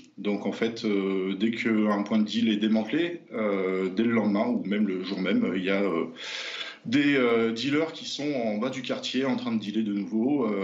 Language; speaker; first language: French; native; French